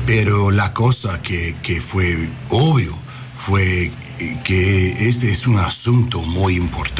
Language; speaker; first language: Spanish; non-native, learner; English